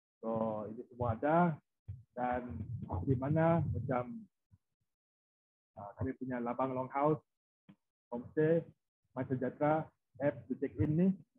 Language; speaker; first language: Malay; non-native, local second language; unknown